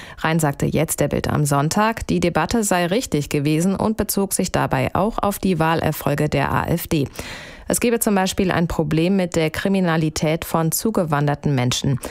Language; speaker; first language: German; native; German